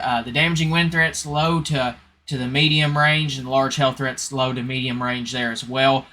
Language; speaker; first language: English; native; English